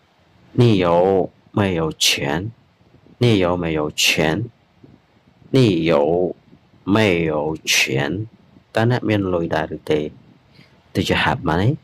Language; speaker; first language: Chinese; non-native, fluent; Khmer